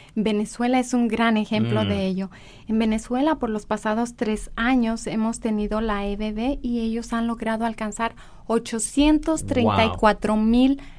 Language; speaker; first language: Spanish; native; Spanish